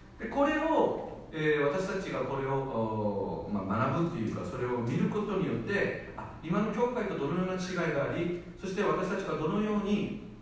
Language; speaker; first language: Japanese; non-native, fluent; Korean